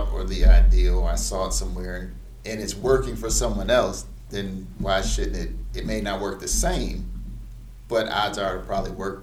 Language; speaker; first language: English; native; English